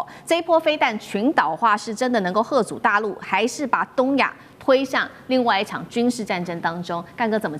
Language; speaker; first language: Chinese; native; Chinese